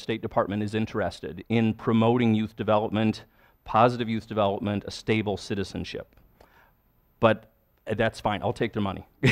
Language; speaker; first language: English; native; English